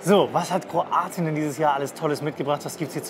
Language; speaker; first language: German; native; German